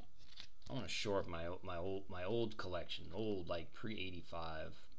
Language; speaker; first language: English; native; English